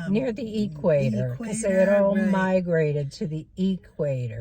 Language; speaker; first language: English; native; English